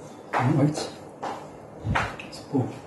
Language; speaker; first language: English; non-native, learner; Arabic